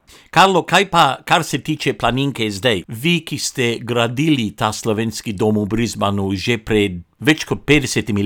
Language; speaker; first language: Slovenian; non-native, local second language; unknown